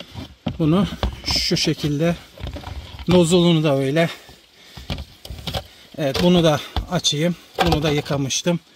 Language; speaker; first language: Turkish; native; Turkish